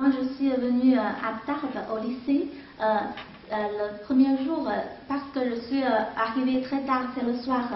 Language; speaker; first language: French; non-native, fluent; Chinese